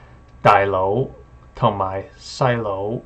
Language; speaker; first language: Cantonese; non-native, learner; English